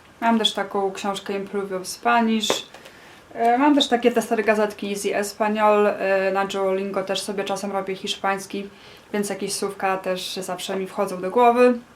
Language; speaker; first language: Polish; native; Polish